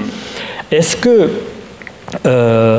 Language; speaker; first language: French; native; French